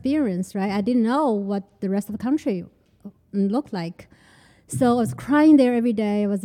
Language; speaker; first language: English; non-native, fluent; Chinese